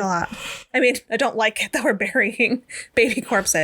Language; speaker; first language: English; native; English